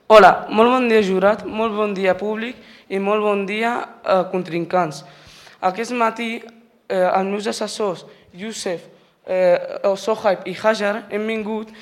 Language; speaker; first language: Catalan; non-native, local second language; Spanish